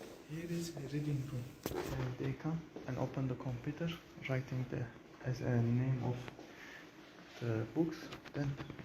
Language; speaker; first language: English; non-native, learner; Turkish